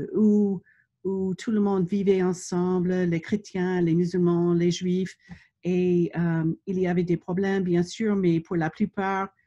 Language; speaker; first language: French; non-native, fluent; English